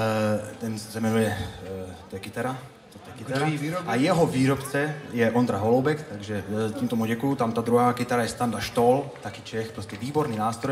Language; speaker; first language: Czech; native; Czech